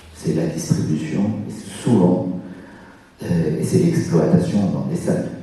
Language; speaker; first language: French; non-native, local second language; Arabic